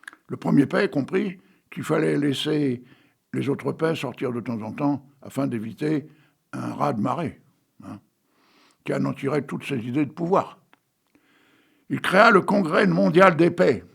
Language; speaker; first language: French; native; French